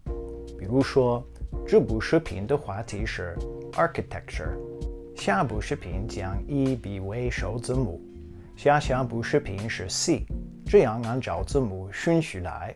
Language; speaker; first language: Chinese; non-native, fluent; English